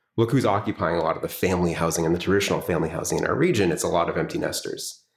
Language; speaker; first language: English; native; English